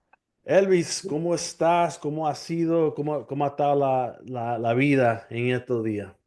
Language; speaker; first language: Spanish; early bilingual, heritage; English